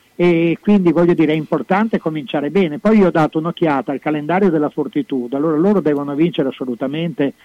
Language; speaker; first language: Italian; native; Italian